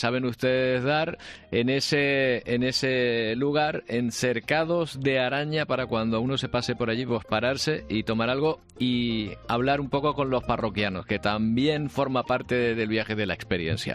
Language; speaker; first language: Spanish; native; Spanish